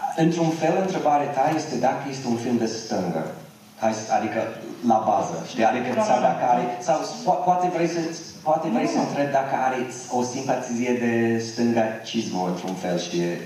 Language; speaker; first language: Romanian; non-native, fluent; English